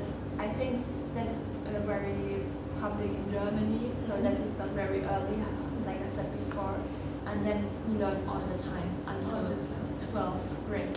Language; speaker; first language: English; non-native, fluent; German